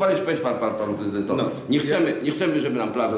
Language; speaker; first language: Polish; native; Polish